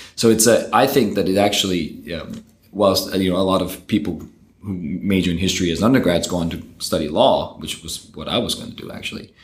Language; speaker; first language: English; early bilingual, other home language; Danish